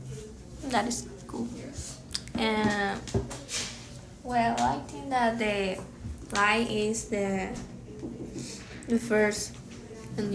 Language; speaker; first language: English; non-native, learner; Spanish